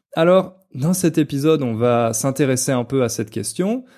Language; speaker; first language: French; native; French